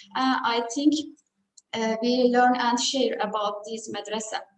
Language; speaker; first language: English; non-native, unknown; Turkish